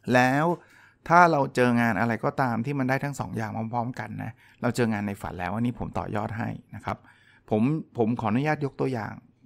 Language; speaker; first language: Thai; native; Thai